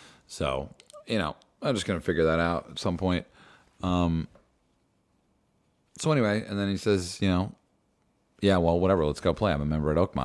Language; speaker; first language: English; native; English